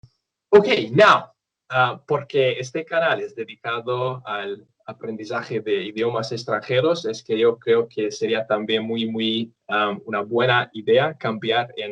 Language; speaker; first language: Spanish; non-native, fluent; Romanian